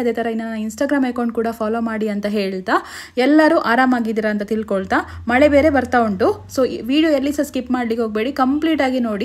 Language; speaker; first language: Kannada; native; Kannada